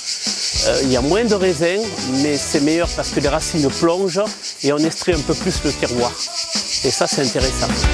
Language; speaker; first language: French; native; French